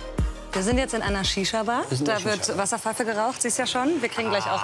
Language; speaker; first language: German; native; German